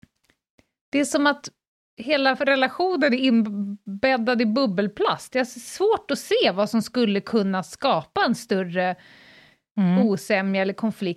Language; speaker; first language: Swedish; native; Swedish